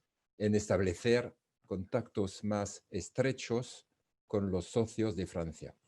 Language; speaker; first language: Spanish; non-native, fluent; French